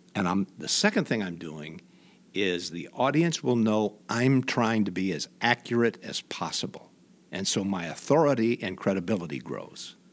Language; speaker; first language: English; native; English